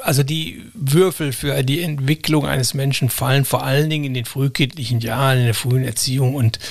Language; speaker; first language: German; native; German